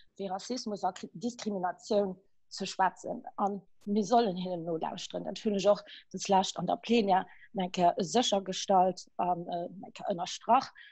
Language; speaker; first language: Luxembourgish; early bilingual, other home language; Kabuverdianu